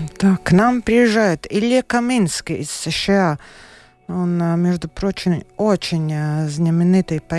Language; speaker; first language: Russian; non-native, local second language; Latvian